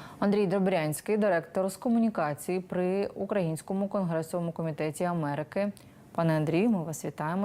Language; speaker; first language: Ukrainian; native; Ukrainian